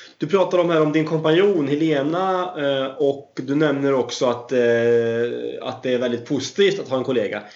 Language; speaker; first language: Swedish; native; Swedish